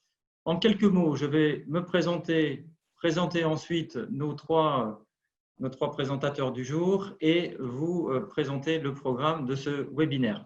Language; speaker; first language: French; native; French